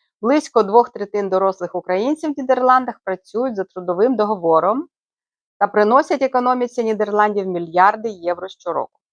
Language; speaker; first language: Ukrainian; native; Ukrainian